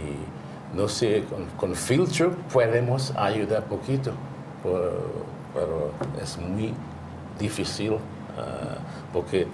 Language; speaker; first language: Spanish; non-native, learner; English